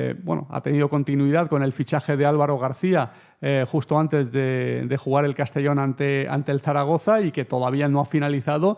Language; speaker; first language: Spanish; native; Spanish